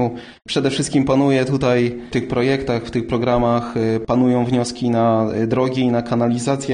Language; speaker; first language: Polish; native; Polish